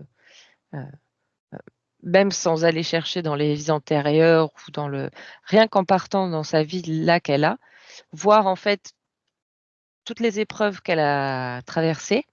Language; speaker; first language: French; native; French